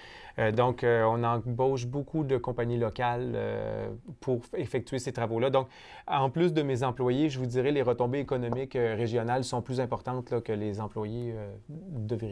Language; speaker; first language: French; native; French